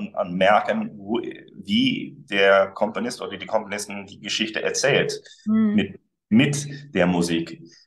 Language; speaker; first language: German; early bilingual, other home language; English